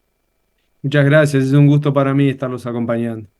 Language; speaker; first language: Spanish; native; Spanish